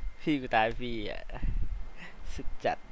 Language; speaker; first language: Thai; native; Thai